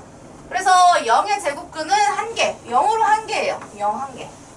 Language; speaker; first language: Korean; native; Korean